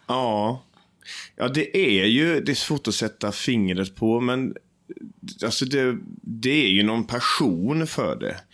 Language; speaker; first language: Swedish; native; Swedish